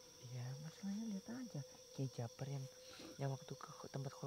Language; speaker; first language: Indonesian; native; Indonesian